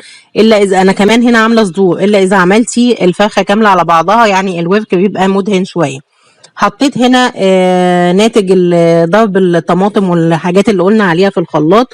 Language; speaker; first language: Arabic; native; Arabic